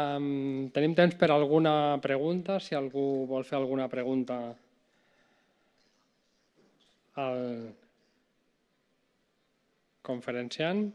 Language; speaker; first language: Catalan; native; Catalan